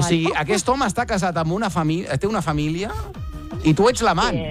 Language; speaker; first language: Catalan; native; Catalan